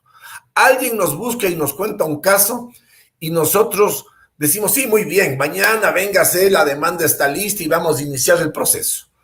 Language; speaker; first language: Spanish; native; Spanish